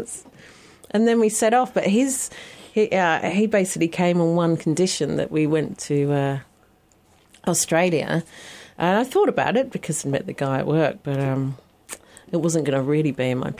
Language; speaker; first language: English; native; English